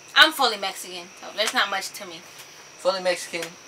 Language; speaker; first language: English; early bilingual, other home language; Spanish